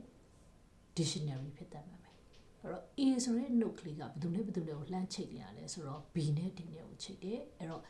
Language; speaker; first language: Burmese; native; Burmese